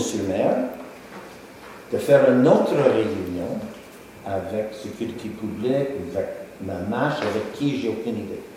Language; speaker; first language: French; non-native, local second language; English